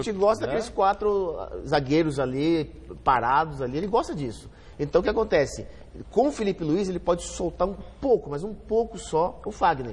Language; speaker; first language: Portuguese; native; Portuguese